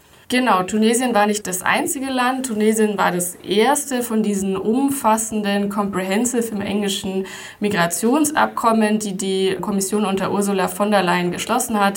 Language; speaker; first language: German; native; German